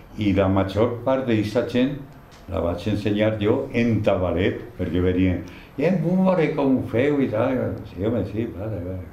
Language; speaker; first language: Catalan; non-native, local second language; Spanish